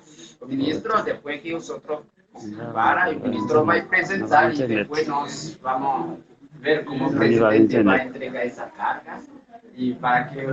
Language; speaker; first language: Portuguese; non-native, fluent; Haitian Creole